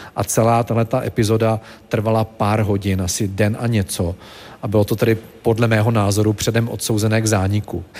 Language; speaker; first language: Czech; native; Czech